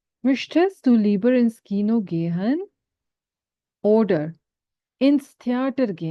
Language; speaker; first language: German; non-native, fluent; Hindi